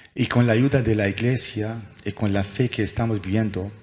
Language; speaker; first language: Spanish; non-native, fluent; Arabic